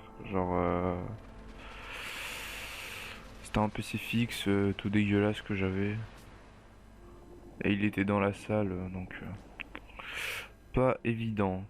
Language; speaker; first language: French; native; French